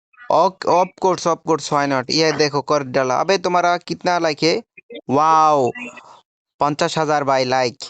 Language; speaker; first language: Hindi; non-native, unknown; Bangla